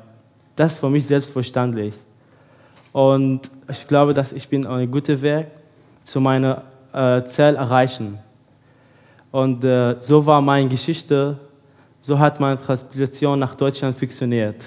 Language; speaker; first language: German; non-native, learner; Arabic